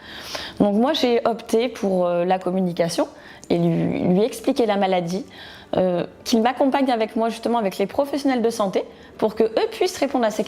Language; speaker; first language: French; native; French